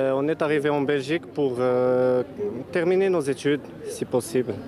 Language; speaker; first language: French; non-native, learner; Arabic